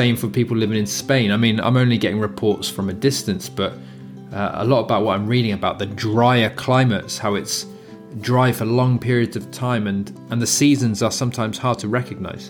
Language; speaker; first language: English; native; English